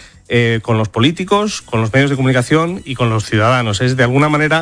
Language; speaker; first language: Spanish; native; Spanish